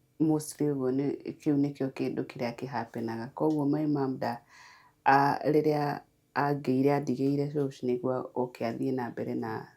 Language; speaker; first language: Kikuyu; native; Kikuyu